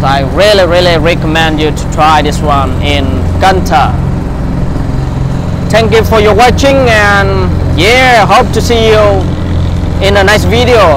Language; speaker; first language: English; non-native, fluent; Vietnamese